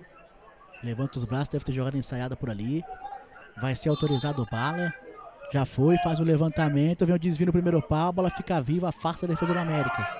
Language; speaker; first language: Portuguese; native; Portuguese